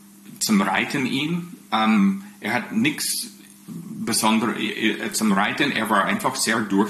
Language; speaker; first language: German; non-native, fluent; English